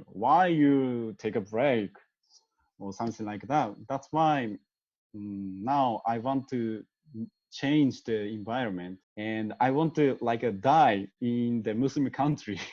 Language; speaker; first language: English; non-native, learner; Japanese